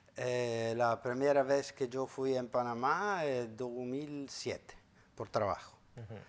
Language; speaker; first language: Spanish; non-native, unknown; Italian